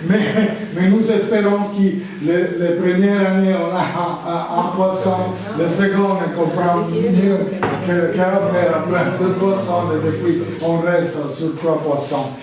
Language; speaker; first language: French; non-native, learner; Italian